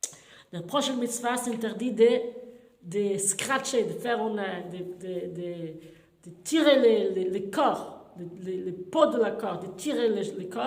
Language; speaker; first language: French; non-native, fluent; English